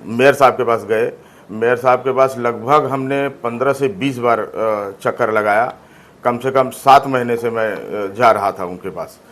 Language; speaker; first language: Hindi; native; Hindi